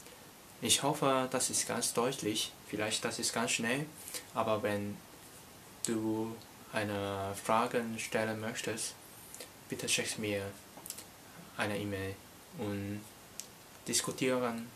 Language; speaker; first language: German; non-native, learner; Cantonese